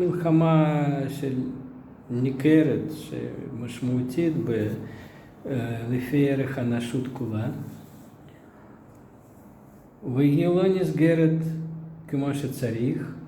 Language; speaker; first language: Hebrew; non-native, fluent; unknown